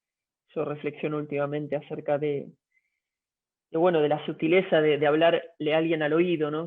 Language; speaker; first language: Spanish; native; Spanish